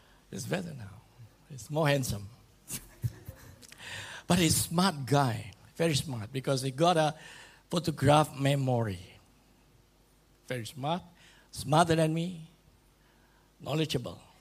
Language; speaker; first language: English; non-native, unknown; Indonesian